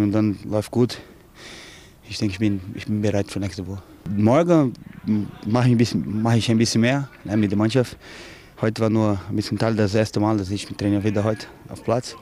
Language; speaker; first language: German; non-native, fluent; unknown